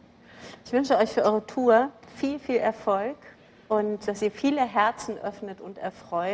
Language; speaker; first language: German; native; German